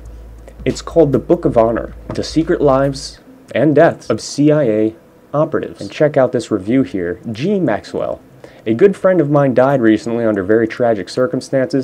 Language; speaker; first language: English; native; English